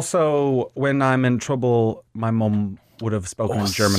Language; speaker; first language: English; native; English